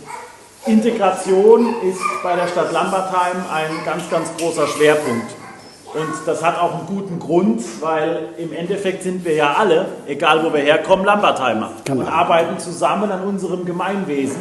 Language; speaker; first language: German; native; German